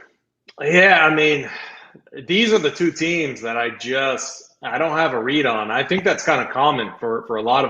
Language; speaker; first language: English; native; English